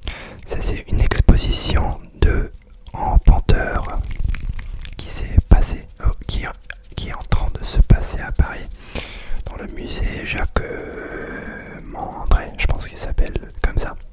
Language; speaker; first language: French; non-native, fluent; English